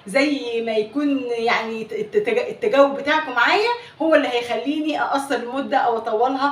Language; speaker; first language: Arabic; native; Arabic